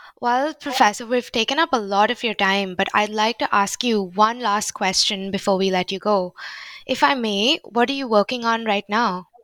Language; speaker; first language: English; non-native, local second language; Hindi